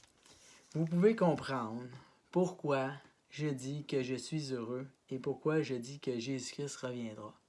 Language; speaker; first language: French; native; French